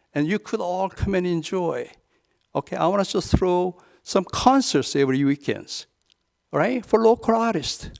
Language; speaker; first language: English; non-native, fluent; Korean